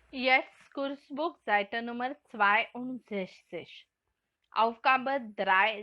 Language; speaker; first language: German; non-native, fluent; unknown